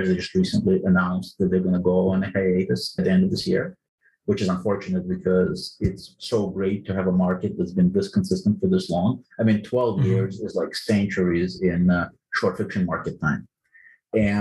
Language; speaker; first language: English; non-native, fluent; Ukrainian